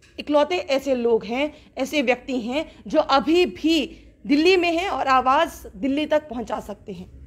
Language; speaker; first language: Hindi; native; Hindi